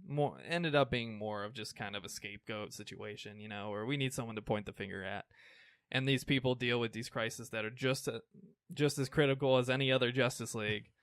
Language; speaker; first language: English; native; English